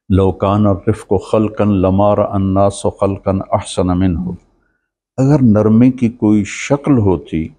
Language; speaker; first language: Urdu; native; Urdu